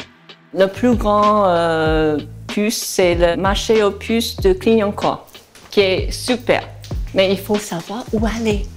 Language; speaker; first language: French; non-native, fluent; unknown